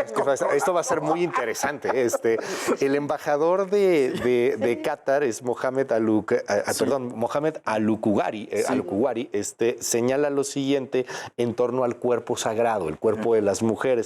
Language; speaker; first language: Spanish; native; Spanish